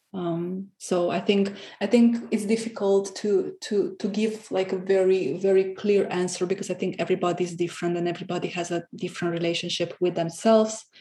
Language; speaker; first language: English; non-native, fluent; Romanian